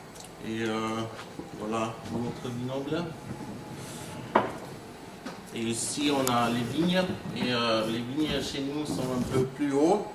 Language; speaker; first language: French; non-native, fluent; German